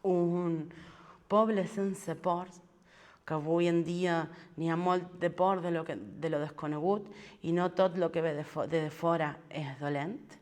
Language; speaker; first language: Catalan; non-native, fluent; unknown